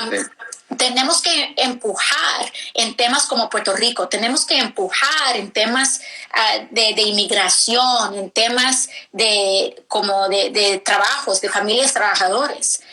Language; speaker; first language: Spanish; early bilingual, heritage; English